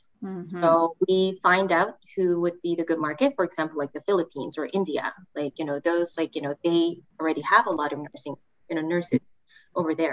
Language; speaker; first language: English; non-native, fluent; Korean